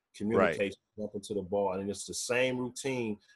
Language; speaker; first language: English; native; English